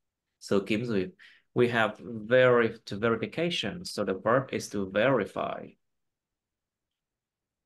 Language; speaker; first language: English; non-native, fluent; Vietnamese